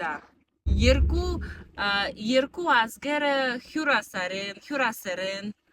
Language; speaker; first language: Armenian; non-native, learner; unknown